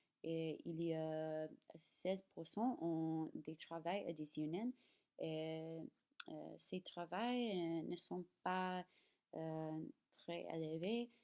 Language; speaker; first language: French; non-native, learner; English